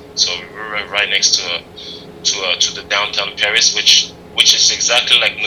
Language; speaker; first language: English; non-native, fluent; French